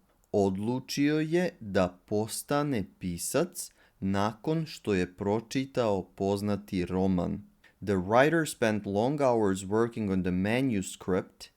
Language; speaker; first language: Serbian; native; Serbian